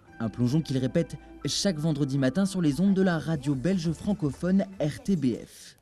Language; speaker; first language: French; native; French